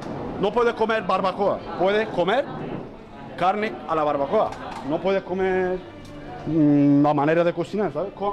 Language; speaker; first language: Spanish; non-native, learner; Turkish